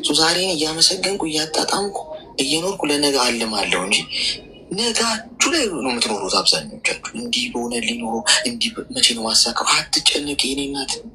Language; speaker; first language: Amharic; native; Amharic